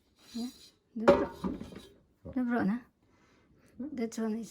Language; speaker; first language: English; non-native, learner; Filipino